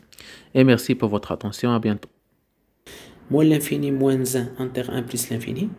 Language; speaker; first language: French; non-native, local second language; Arabic